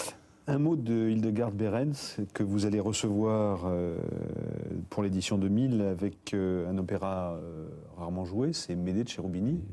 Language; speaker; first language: French; native; French